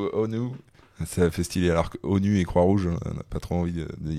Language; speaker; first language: French; native; French